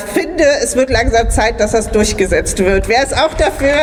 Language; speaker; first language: German; native; German